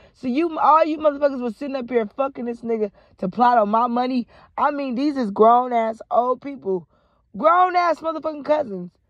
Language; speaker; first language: English; native; English